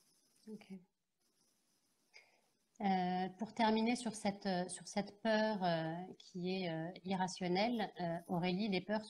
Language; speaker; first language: French; native; French